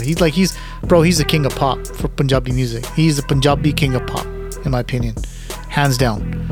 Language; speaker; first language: English; early bilingual, other home language; Punjabi